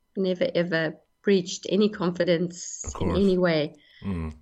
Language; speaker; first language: English; native; English